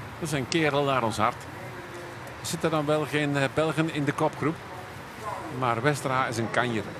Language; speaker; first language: Dutch; native; Dutch